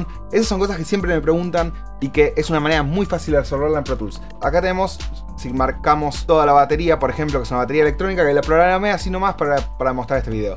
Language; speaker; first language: Spanish; native; Spanish